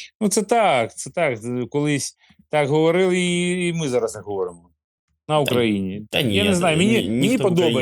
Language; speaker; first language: Ukrainian; non-native, local second language; Russian